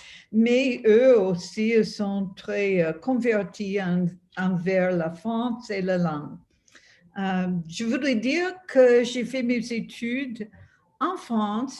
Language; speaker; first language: French; non-native, fluent; English